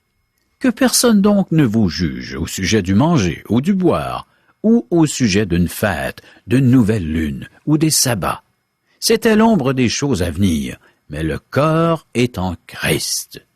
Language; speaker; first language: French; native; French